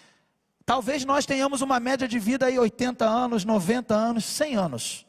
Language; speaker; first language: Portuguese; native; Portuguese